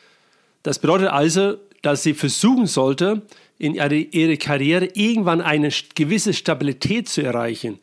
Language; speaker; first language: German; non-native, fluent; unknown